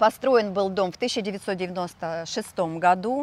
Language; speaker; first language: Russian; native; Russian